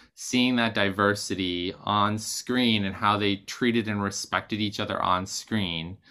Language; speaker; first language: English; native; English